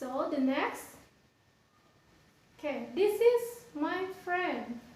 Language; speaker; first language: English; non-native, fluent; Indonesian